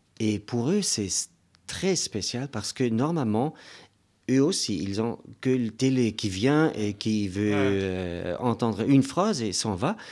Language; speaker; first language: French; non-native, local second language; German